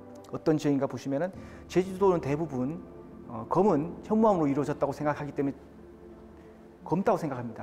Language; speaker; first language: Korean; native; Korean